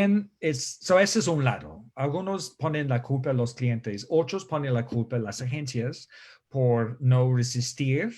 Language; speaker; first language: Spanish; non-native, fluent; English